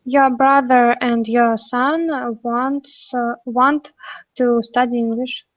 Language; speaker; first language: English; non-native, learner; Russian